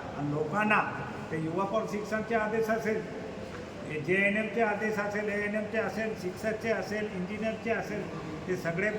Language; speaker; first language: Marathi; non-native, local second language; Bhili